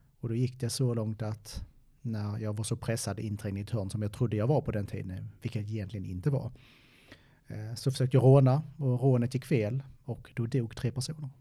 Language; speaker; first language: Swedish; native; Swedish